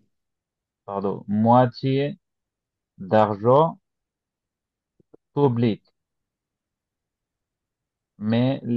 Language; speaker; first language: French; non-native, learner; Bangla